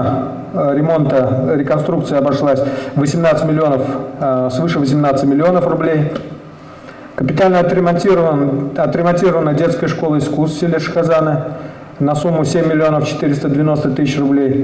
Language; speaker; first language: Russian; native; Russian